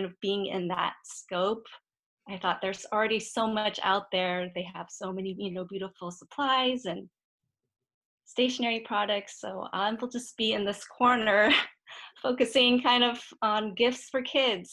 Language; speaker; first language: English; native; English